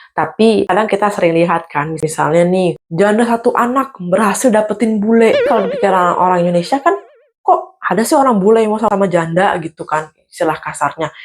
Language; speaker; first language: Indonesian; native; Indonesian